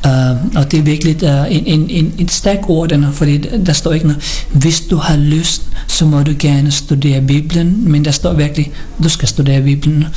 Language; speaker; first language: Danish; early bilingual, other home language; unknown